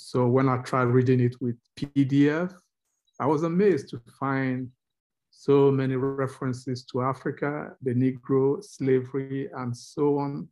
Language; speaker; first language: English; non-native, local second language; Igbo